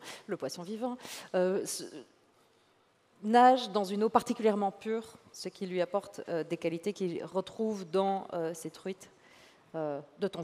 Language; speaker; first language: French; native; French